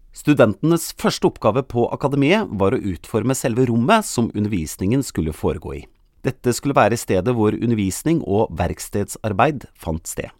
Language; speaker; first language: Norwegian; native; Norwegian